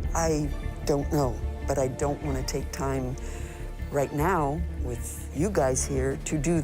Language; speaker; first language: English; native; English